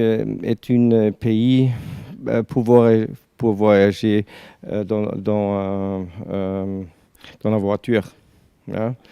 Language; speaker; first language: French; non-native, learner; German